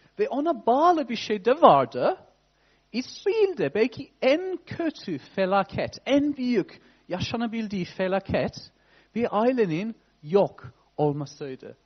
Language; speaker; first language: Turkish; non-native, fluent; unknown